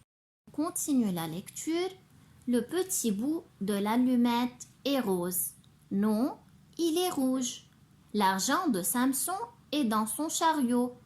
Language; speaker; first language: French; non-native, local second language; Arabic